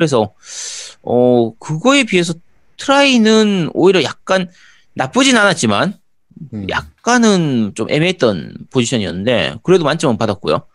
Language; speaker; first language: Korean; native; Korean